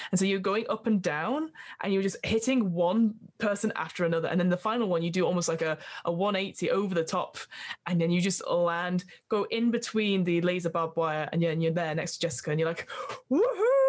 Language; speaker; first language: English; native; English